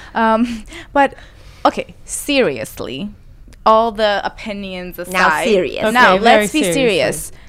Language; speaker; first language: English; non-native, fluent; Persian